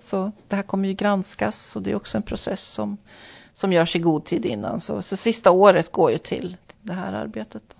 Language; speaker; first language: Swedish; native; Swedish